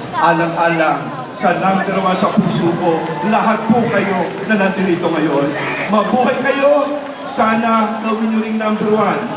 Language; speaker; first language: Filipino; native; Filipino